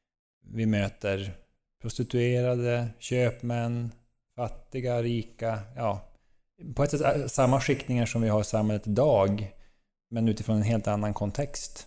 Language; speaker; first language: Swedish; native; Swedish